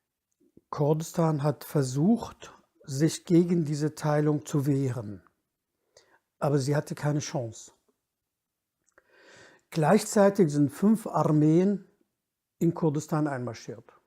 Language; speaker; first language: German; non-native, fluent; Kurdish